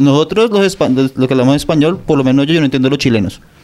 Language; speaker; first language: Spanish; native; Spanish